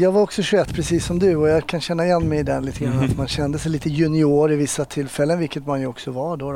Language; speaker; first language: Swedish; native; Swedish